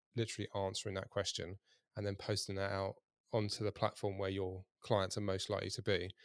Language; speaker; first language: English; native; English